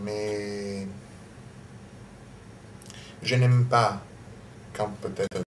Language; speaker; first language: French; non-native, learner; Italian